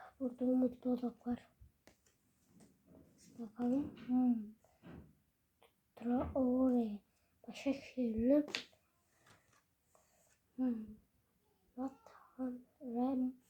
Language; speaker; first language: Turkish; early bilingual, heritage; Turkish